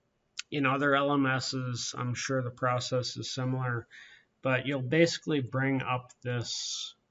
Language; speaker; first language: English; native; English